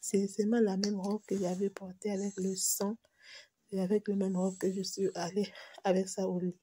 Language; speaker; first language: French; non-native, local second language; Lingala